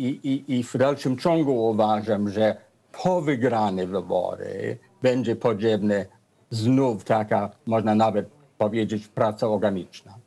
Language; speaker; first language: Polish; non-native, fluent; English